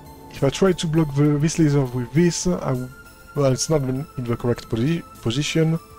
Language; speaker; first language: English; non-native, fluent; French